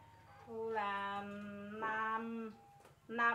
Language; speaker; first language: Vietnamese; non-native, local second language; Hmong